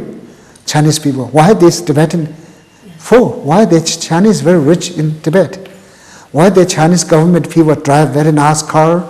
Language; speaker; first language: English; non-native, local second language; Tibetan